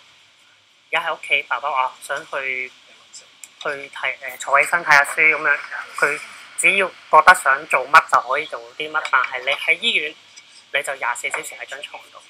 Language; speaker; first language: Cantonese; native; Cantonese